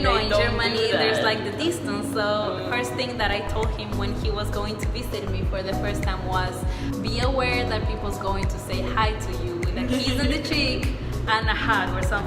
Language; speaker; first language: English; non-native, fluent; Spanish